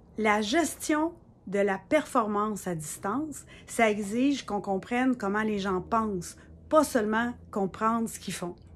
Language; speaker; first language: French; native; French